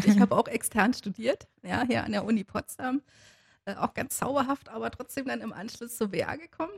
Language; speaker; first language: German; native; German